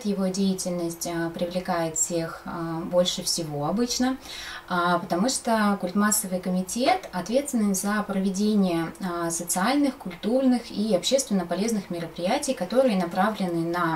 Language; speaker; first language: Russian; native; Russian